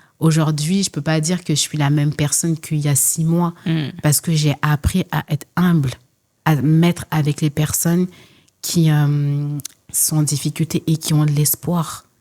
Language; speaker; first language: French; early bilingual, other home language; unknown